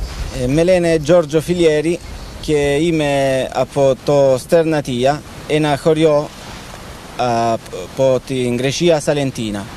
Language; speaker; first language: Greek; early bilingual, heritage; Greek